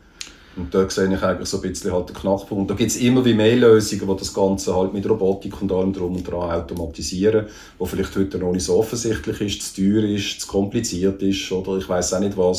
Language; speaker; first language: German; native; German